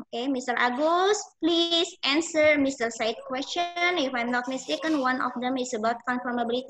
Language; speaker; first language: English; non-native, fluent; Indonesian